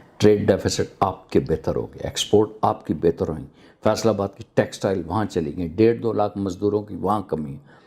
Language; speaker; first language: Urdu; non-native, local second language; Punjabi